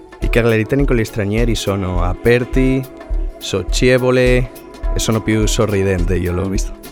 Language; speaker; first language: Italian; non-native, learner; Spanish